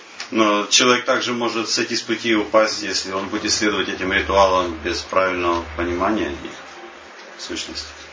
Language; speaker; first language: Russian; native; Russian